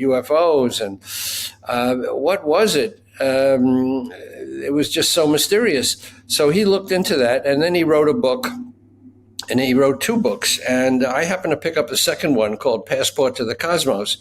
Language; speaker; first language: English; native; English